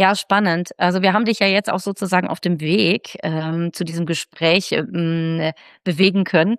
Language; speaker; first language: German; native; German